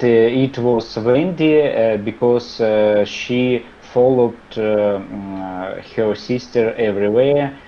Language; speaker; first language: English; non-native, learner; Russian